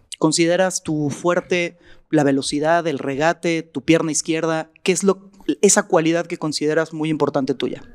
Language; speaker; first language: Spanish; native; Spanish